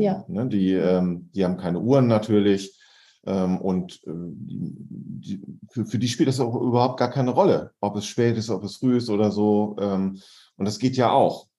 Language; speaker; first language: German; native; German